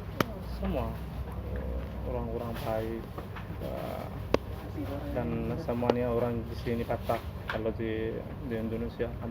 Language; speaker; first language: Indonesian; non-native, learner; Arabic